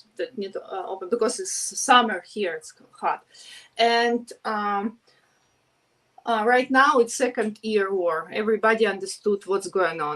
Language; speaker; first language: English; non-native, learner; Ukrainian